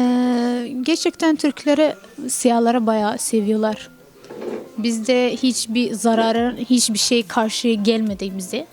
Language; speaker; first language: Turkish; non-native, learner; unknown